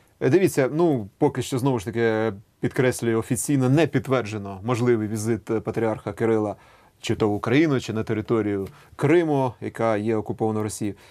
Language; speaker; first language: Ukrainian; native; Ukrainian